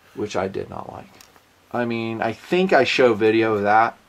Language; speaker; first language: English; native; English